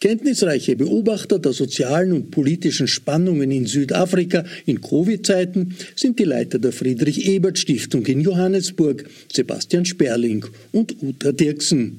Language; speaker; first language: German; native; German